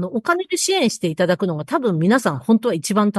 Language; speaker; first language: Japanese; native; Japanese